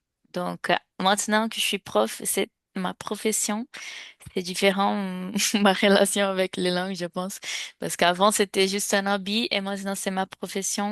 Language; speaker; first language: French; non-native, fluent; Portuguese